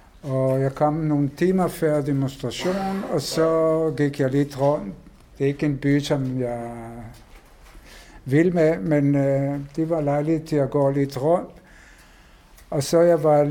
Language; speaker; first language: Danish; non-native, fluent; Hebrew